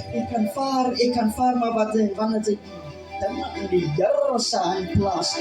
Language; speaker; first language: Afrikaans; non-native, local second language; English